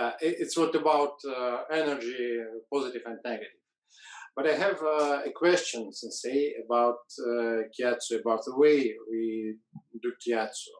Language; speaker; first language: English; non-native, learner; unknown